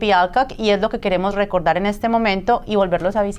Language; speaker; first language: Spanish; native; Spanish